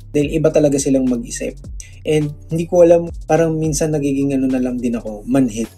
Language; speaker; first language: Filipino; non-native, local second language; Cebuano